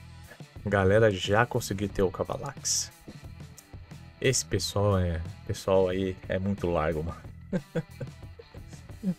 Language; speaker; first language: Portuguese; native; Portuguese